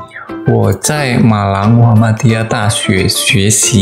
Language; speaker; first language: Chinese; non-native, fluent; Indonesian